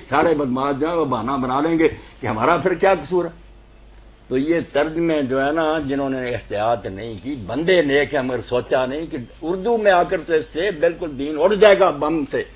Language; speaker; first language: Urdu; non-native, local second language; Punjabi